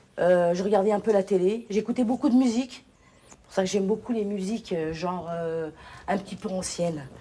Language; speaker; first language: French; early bilingual, other home language; Portuguese